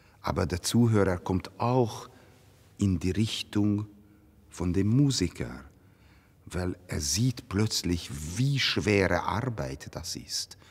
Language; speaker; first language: German; non-native, fluent; Hungarian